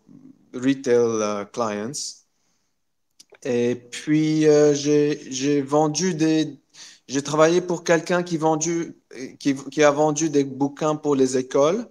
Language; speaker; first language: French; non-native, local second language; Arabic